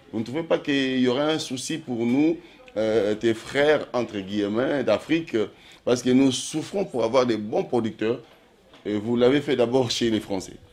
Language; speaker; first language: French; non-native, local second language; Lingala